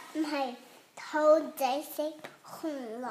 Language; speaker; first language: Cantonese; early bilingual, heritage; Cantonese